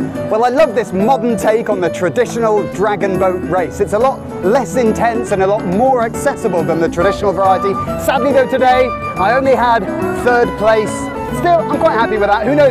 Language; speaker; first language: English; native; English